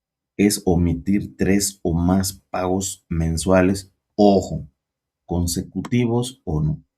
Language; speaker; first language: Spanish; native; Spanish